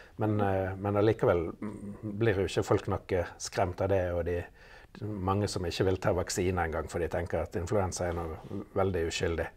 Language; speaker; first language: Norwegian; native; Norwegian